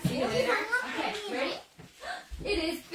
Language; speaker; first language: English; non-native, fluent; Korean